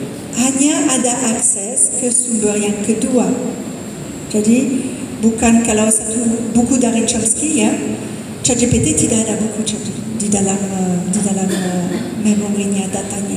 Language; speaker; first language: Indonesian; non-native, fluent; English